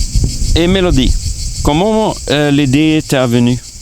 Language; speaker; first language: French; non-native, learner; Swedish